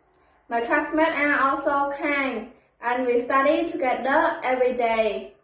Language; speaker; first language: English; non-native, learner; Khmer